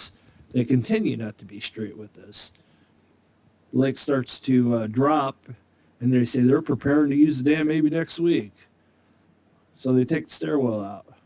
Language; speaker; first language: English; native; English